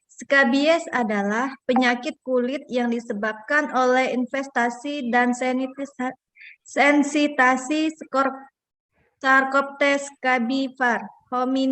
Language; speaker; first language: Indonesian; native; Indonesian